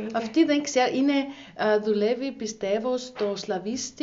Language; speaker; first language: Greek; non-native, learner; German